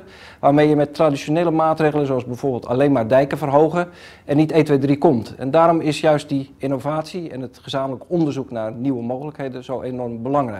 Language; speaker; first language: Dutch; native; Dutch